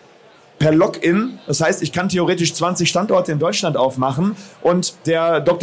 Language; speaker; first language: German; native; German